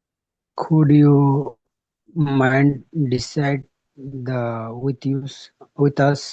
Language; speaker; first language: English; non-native, learner; Bangla